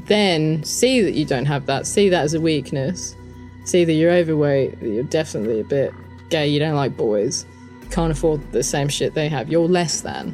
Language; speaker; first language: English; native; English